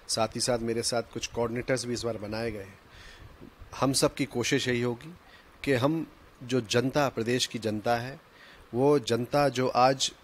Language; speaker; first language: Hindi; native; Hindi